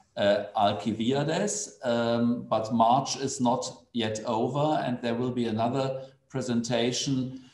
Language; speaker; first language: English; non-native, fluent; German